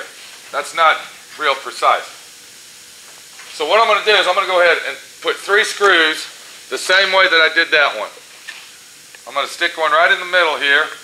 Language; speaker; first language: English; native; English